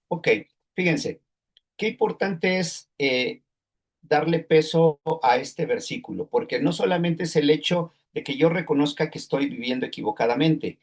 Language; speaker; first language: Spanish; native; Spanish